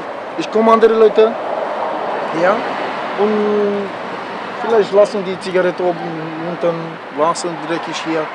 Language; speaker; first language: German; non-native, learner; Romanian